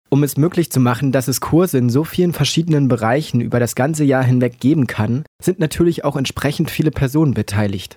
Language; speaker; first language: German; native; German